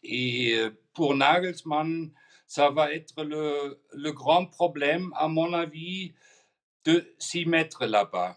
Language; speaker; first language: French; non-native, fluent; German